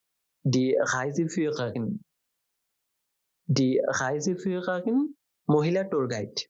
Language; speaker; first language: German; non-native, fluent; Bangla